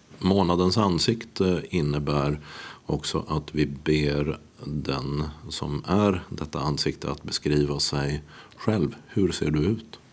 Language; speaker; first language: Swedish; native; Swedish